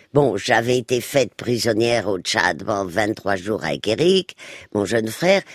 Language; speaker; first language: French; early bilingual, other home language; Spanish